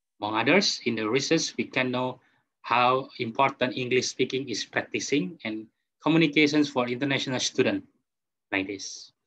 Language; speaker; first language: English; non-native, fluent; Indonesian